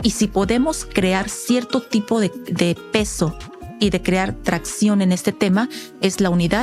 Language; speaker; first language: Spanish; native; Spanish